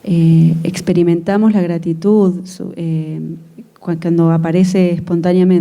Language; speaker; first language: Spanish; native; Spanish